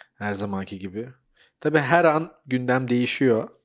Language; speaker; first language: Turkish; native; Turkish